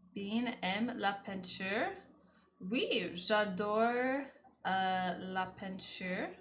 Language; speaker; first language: French; non-native, learner; English